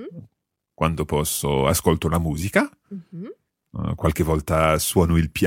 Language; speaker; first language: Italian; non-native, fluent; English